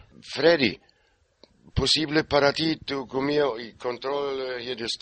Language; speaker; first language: Spanish; non-native, learner; German